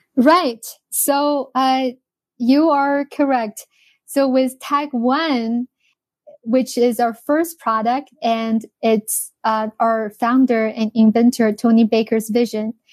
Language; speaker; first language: English; non-native, fluent; Chinese